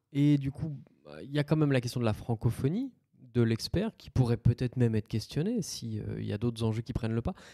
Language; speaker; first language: French; native; French